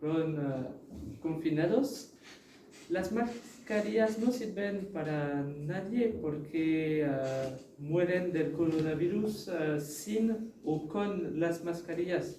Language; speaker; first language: Spanish; non-native, learner; French